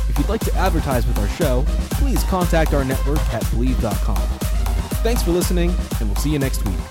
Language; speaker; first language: English; early bilingual, other home language; Filipino